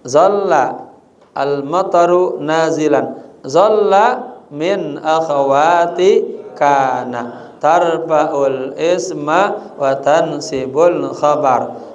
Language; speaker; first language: Arabic; non-native, fluent; Indonesian